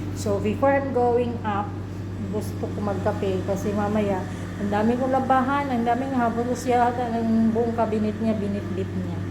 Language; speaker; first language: Filipino; non-native, local second language; Cebuano